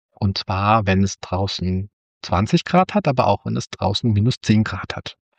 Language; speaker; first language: German; native; German